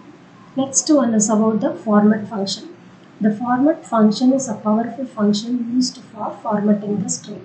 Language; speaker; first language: English; non-native, local second language; Tamil